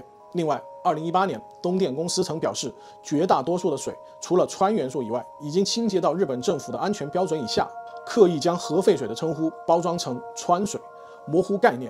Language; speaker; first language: Chinese; native; Chinese